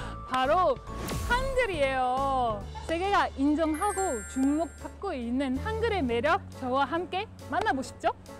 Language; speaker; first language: Korean; non-native, fluent; French